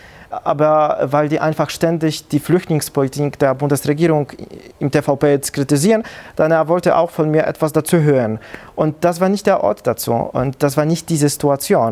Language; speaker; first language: German; non-native, fluent; Polish